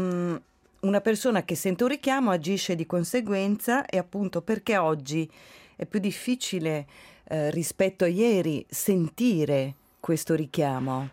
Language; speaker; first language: Italian; native; Italian